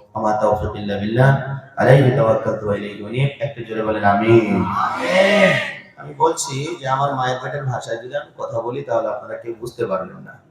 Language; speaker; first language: Bangla; non-native, local second language; Assamese